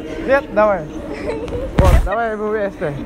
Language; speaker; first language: Russian; non-native, learner; Indonesian